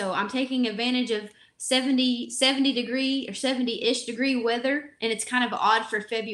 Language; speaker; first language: English; native; English